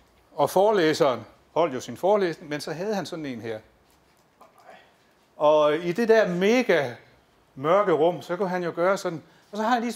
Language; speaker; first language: Danish; native; Danish